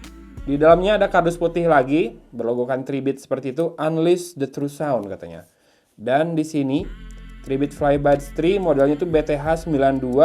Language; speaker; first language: Indonesian; native; Indonesian